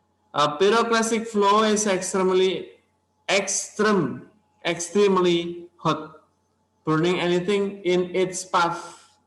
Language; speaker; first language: English; non-native, learner; Indonesian